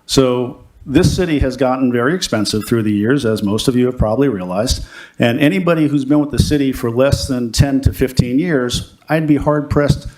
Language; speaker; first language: English; native; English